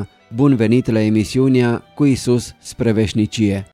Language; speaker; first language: Romanian; native; Romanian